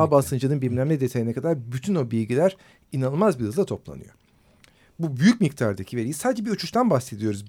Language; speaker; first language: Turkish; native; Turkish